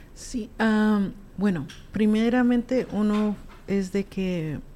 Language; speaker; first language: Spanish; early bilingual, heritage; Spanish